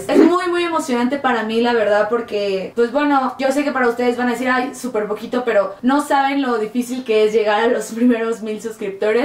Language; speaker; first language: Spanish; native; Spanish